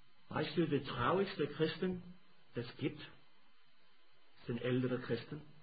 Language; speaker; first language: German; non-native, fluent; English